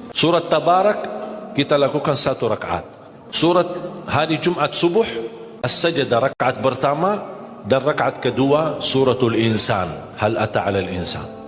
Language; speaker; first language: Malay; non-native, fluent; Arabic